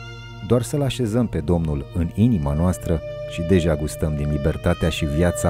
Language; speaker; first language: Romanian; native; Romanian